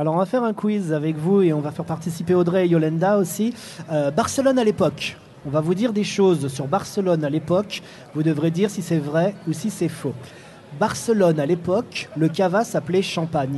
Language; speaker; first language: French; native; French